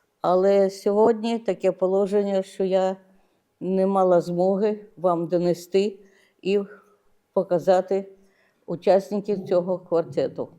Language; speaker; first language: Ukrainian; non-native, local second language; Russian